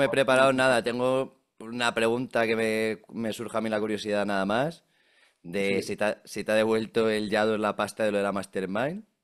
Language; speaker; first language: Spanish; native; Spanish